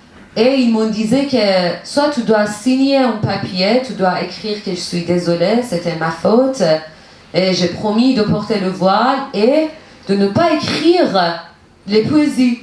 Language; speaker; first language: French; non-native, learner; Persian